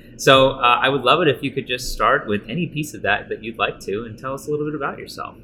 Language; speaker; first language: English; native; English